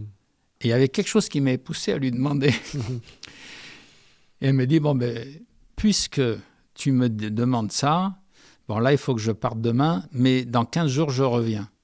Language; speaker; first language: French; early bilingual, heritage; French